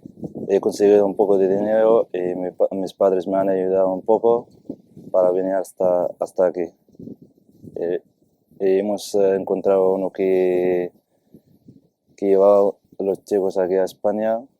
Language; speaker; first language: Spanish; non-native, fluent; Arabic